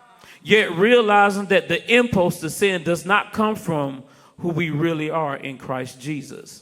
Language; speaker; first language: English; native; English